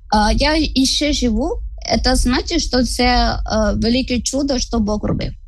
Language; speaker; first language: Ukrainian; non-native, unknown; Malayalam